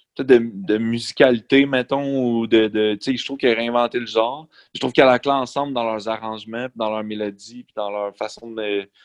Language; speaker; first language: French; native; French